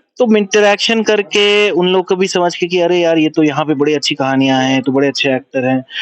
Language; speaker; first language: Hindi; non-native, local second language; Bhojpuri